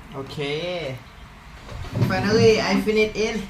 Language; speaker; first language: English; non-native, learner; Thai